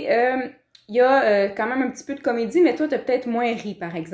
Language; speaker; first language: French; native; French